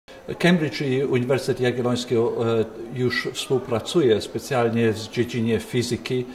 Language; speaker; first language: Polish; early bilingual, heritage; Polish